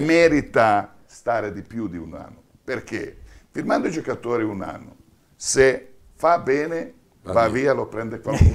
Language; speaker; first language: Italian; non-native, fluent; Croatian